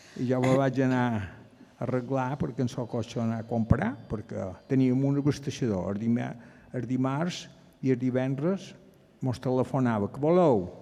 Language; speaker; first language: Catalan; native; Catalan